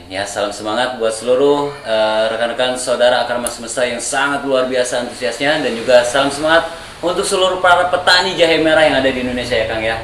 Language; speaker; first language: Indonesian; native; Indonesian